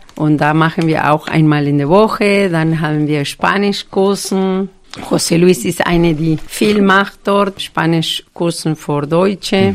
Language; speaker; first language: German; non-native, fluent; Spanish